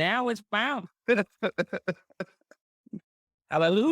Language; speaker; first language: English; native; English